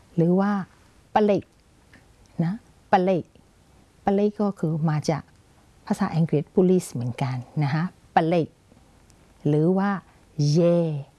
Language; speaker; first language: Thai; non-native, fluent; Burmese